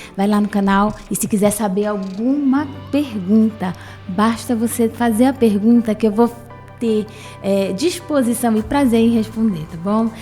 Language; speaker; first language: Portuguese; native; Portuguese